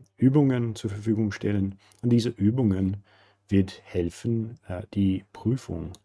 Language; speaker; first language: German; non-native, fluent; English